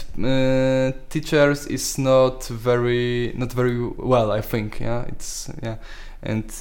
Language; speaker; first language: English; non-native, learner; Polish